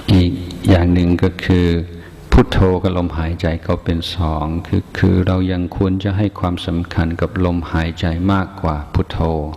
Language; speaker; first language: Thai; non-native, fluent; English